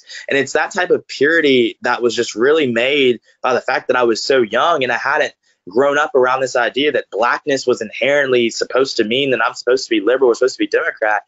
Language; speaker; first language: English; native; English